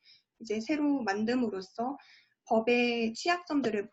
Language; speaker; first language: Korean; native; Korean